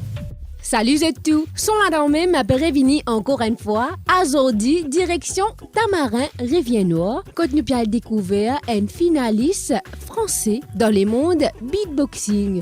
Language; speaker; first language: French; non-native, local second language; Morisyen